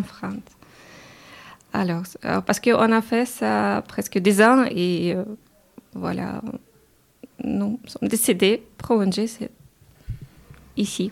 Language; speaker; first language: French; non-native, learner; Ukrainian